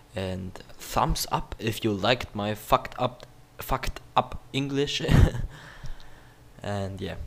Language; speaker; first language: English; non-native, learner; German